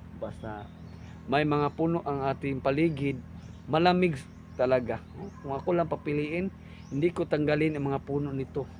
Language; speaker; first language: Filipino; non-native, local second language; Cebuano